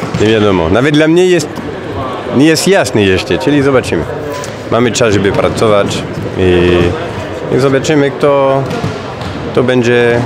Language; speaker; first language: Polish; non-native, fluent; French